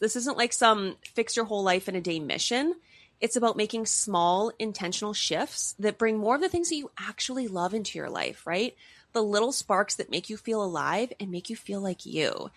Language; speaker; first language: English; native; English